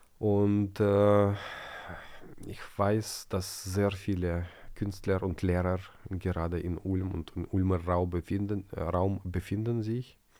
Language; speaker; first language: German; non-native, fluent; Ukrainian